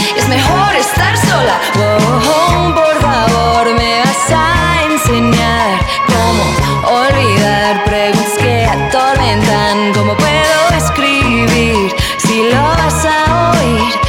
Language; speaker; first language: Spanish; early bilingual, heritage; Spanish